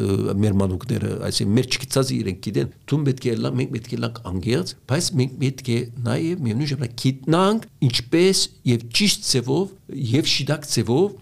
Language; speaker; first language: Armenian; early bilingual, heritage; Armenian